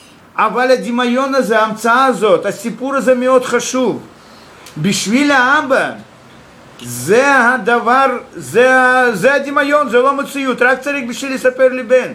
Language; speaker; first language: Hebrew; non-native, fluent; Russian